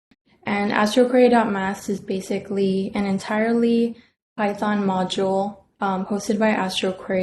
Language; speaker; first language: English; native; English